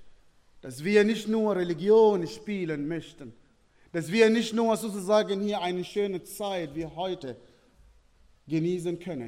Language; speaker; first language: German; non-native, fluent; Arabic